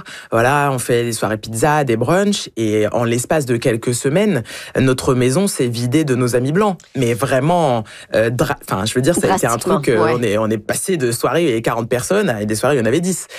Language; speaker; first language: French; native; French